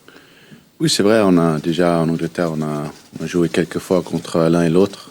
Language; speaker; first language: French; early bilingual, heritage; French